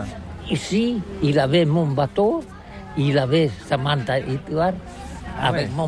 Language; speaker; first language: French; non-native, learner; Catalan